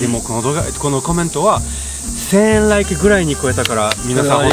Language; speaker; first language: Japanese; non-native, learner; French